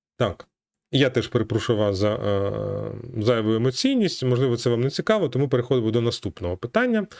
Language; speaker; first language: Ukrainian; native; Ukrainian